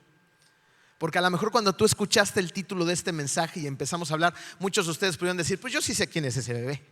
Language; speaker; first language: Spanish; native; Spanish